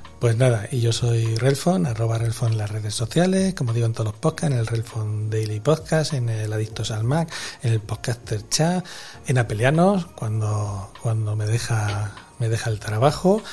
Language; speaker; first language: Spanish; native; Spanish